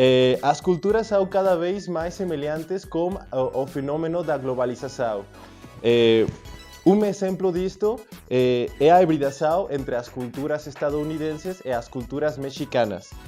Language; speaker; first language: Portuguese; non-native, learner; Spanish